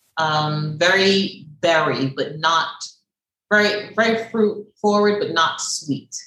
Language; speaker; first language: English; native; English